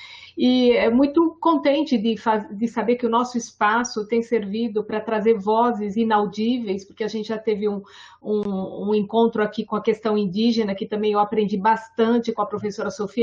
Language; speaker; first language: Portuguese; native; Portuguese